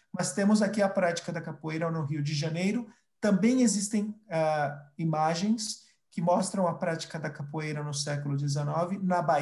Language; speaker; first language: Portuguese; early bilingual, other home language; Spanish